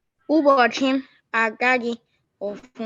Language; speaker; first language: Igbo; early bilingual, heritage; Igbo